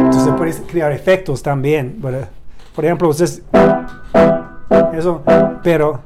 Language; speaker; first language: Spanish; non-native, learner; English